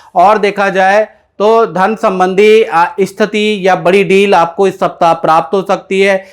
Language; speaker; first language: Hindi; native; Hindi